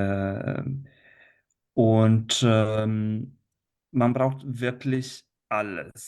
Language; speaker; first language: German; non-native, fluent; Italian